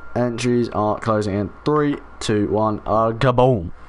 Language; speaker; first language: English; native; English